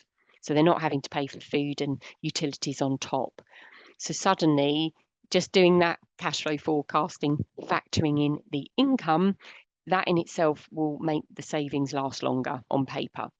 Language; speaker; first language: English; native; English